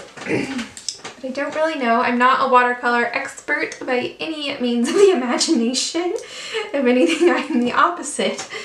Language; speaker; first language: English; native; English